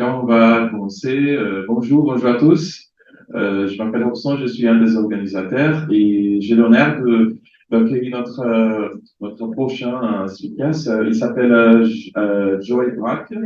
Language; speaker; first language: French; non-native, fluent; Portuguese